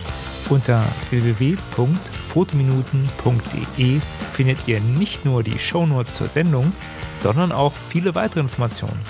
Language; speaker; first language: German; native; German